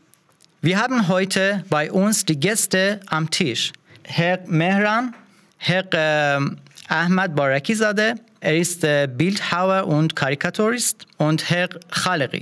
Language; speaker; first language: German; non-native, fluent; Persian